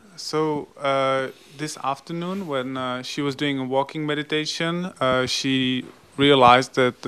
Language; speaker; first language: English; non-native, fluent; Czech